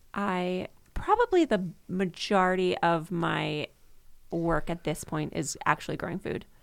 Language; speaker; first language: English; native; English